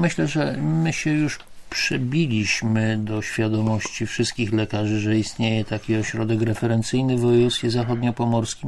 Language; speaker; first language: Polish; native; Polish